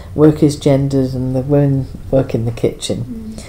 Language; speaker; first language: English; native; English